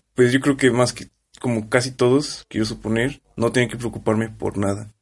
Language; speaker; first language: Spanish; native; Spanish